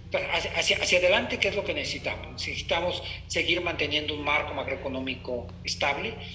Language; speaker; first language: Spanish; native; Spanish